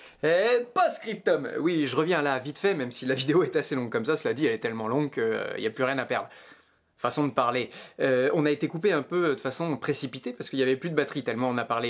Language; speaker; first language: French; native; French